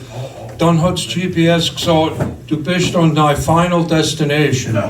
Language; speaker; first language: German; early bilingual, heritage; English